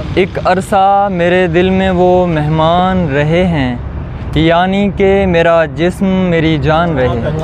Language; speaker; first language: Urdu; non-native, local second language; Saraiki